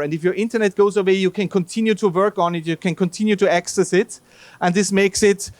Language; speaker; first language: English; non-native, fluent; German